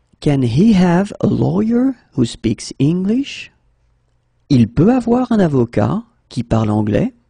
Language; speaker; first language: French; native; French